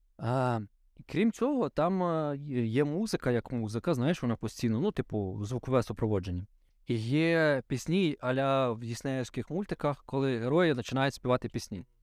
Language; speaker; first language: Ukrainian; native; Ukrainian